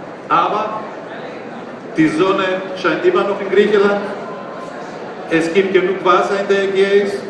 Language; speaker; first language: German; non-native, fluent; Greek